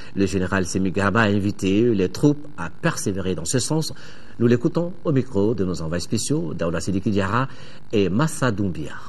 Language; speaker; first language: French; non-native, local second language; Bambara